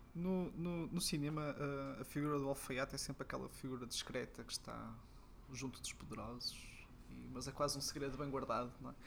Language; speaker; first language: Portuguese; native; Portuguese